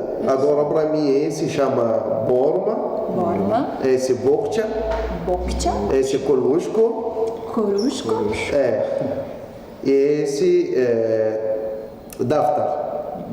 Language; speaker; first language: Portuguese; non-native, learner; Arabic